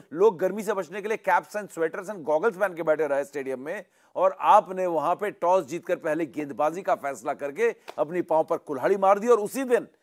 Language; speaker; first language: Hindi; native; Hindi